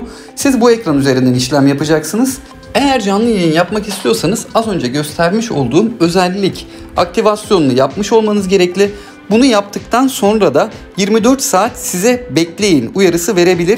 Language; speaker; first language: Turkish; native; Turkish